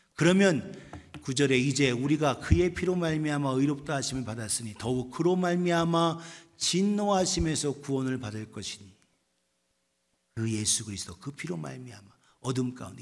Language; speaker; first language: Korean; native; Korean